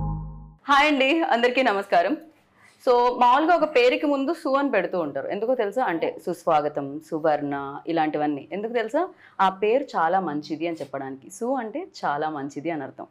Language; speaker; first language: Telugu; native; Telugu